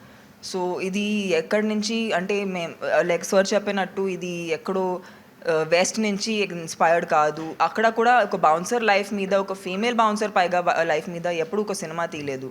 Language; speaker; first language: Telugu; non-native, local second language; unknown